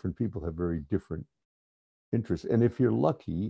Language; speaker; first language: English; native; English